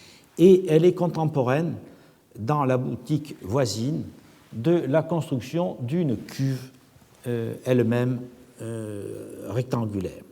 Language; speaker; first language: French; native; French